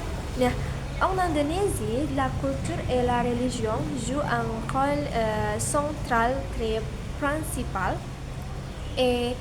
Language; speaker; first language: French; non-native, learner; Indonesian